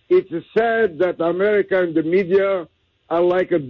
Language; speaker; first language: English; non-native, learner; French